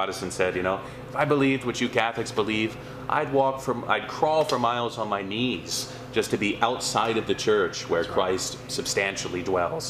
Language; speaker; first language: English; native; English